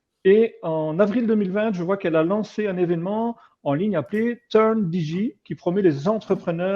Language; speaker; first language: French; native; French